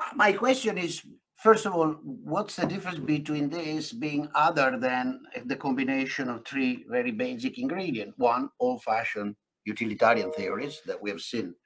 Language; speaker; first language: English; non-native, fluent; Italian